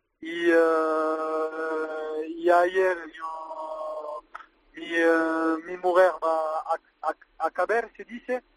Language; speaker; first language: Spanish; non-native, learner; French